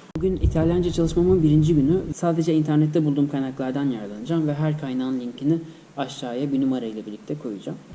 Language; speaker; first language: Turkish; native; Turkish